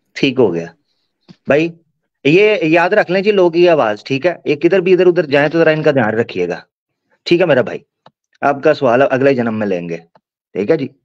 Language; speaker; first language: Urdu; non-native, local second language; Punjabi